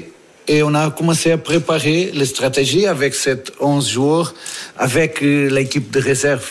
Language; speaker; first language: French; non-native, learner; Portuguese